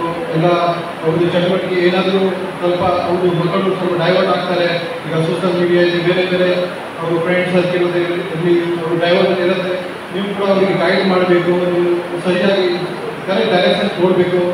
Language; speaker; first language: Kannada; non-native, learner; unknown